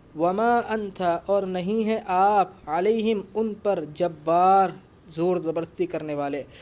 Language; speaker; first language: Urdu; native; Urdu